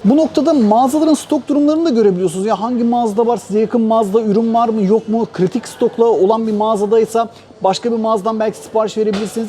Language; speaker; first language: Turkish; native; Turkish